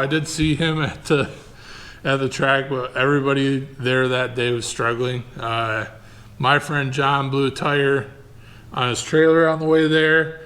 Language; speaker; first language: English; native; English